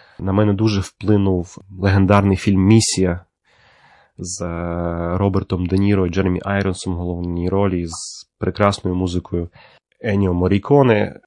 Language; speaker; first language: Ukrainian; early bilingual, heritage; Ukrainian